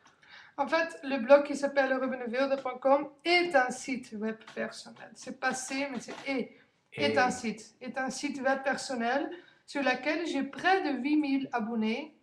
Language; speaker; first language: French; non-native, fluent; Dutch